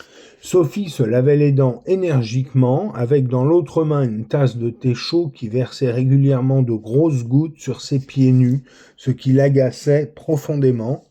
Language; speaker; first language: French; native; French